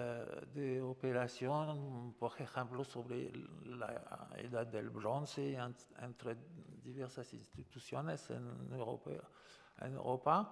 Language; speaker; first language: Spanish; non-native, fluent; French